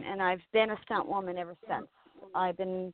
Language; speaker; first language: English; native; English